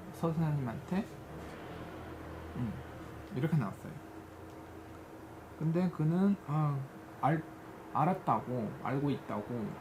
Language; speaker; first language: Korean; non-native, fluent; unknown